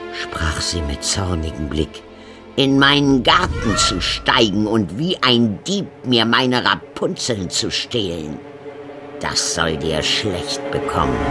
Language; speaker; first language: German; native; German